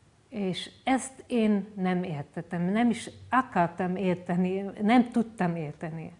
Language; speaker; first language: Hungarian; non-native, fluent; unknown